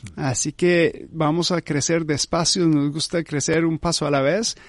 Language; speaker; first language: Spanish; early bilingual, heritage; Spanish